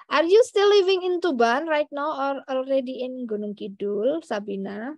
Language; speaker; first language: English; non-native, fluent; Indonesian